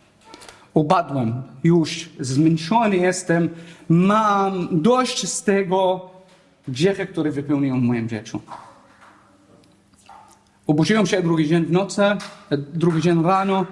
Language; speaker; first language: Polish; non-native, learner; Arabic